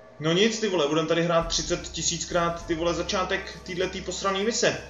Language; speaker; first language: Czech; native; Czech